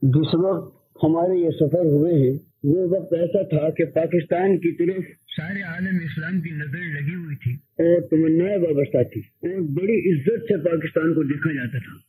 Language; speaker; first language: Urdu; native; Urdu